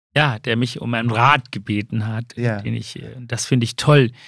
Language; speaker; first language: German; early bilingual, other home language; Sinhala